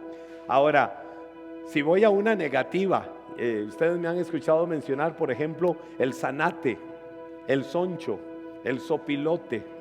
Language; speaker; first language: Spanish; native; Spanish